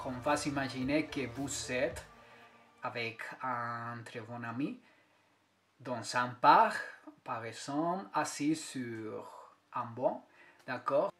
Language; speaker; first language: French; non-native, fluent; Spanish